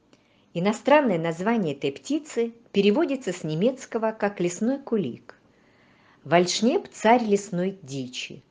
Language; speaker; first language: Russian; native; Russian